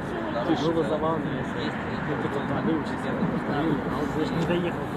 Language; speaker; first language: Russian; native; Russian